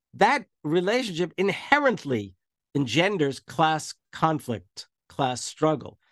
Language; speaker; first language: English; native; English